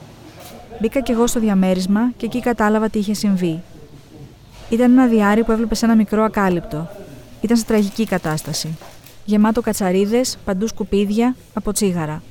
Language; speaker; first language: Greek; native; Greek